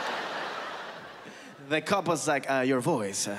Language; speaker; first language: English; early bilingual, other home language; Spanish